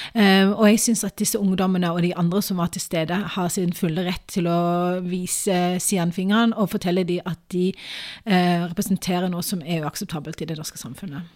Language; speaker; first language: Norwegian; early bilingual, other home language; Urdu